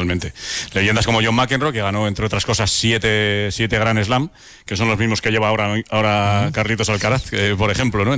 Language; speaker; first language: Spanish; native; Spanish